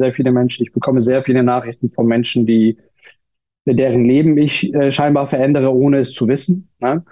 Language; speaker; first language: German; early bilingual, other home language; Turkish